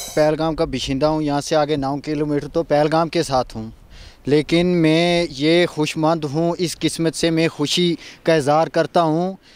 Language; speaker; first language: Hindi; non-native, local second language; Kashmiri